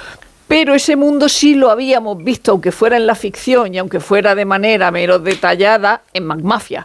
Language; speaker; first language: Spanish; native; Spanish